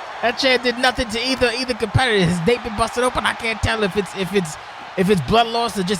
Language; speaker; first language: English; native; English